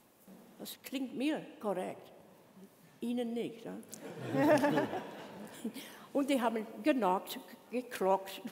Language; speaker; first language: German; non-native, learner; English